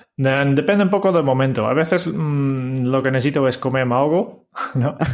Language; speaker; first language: Spanish; non-native, fluent; Dutch